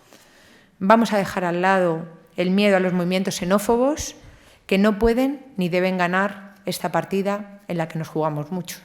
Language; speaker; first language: Spanish; native; Spanish